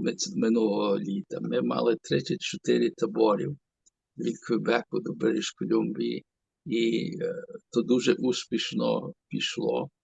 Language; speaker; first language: Ukrainian; early bilingual, heritage; Ukrainian